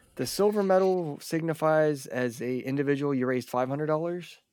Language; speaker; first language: English; native; English